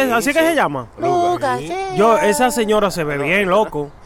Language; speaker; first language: Spanish; early bilingual, heritage; Spanish